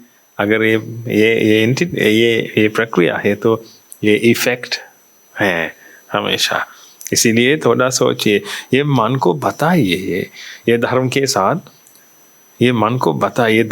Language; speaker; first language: Hindi; non-native, fluent; Sinhala